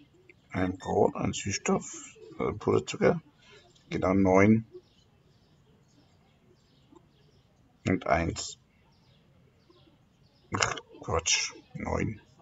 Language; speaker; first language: German; native; German